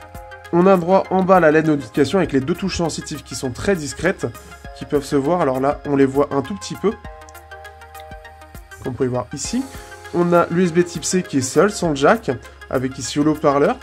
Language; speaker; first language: French; native; French